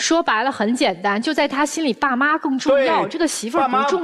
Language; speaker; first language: Chinese; native; Chinese